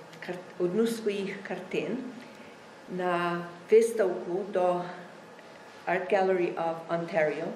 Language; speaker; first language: Ukrainian; early bilingual, heritage; Ukrainian